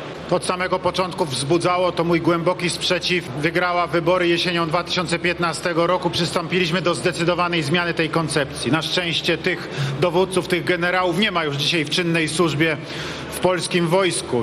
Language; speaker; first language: Polish; native; Polish